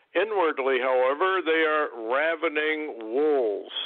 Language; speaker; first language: English; native; English